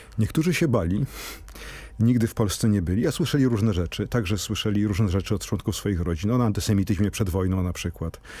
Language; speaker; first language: Polish; native; Polish